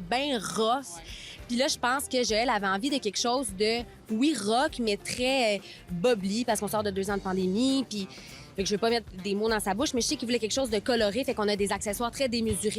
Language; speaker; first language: French; native; French